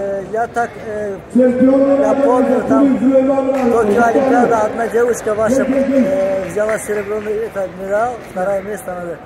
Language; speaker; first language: Russian; non-native, learner; Azerbaijani